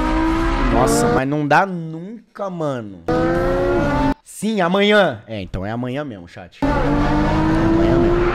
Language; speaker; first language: Portuguese; native; Portuguese